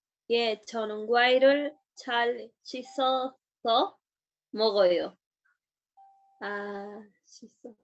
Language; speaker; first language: Korean; non-native, learner; Spanish